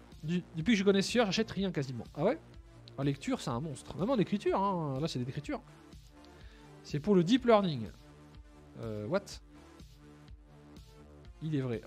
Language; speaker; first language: French; native; French